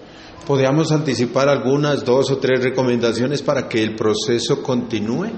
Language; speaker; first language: Spanish; native; Spanish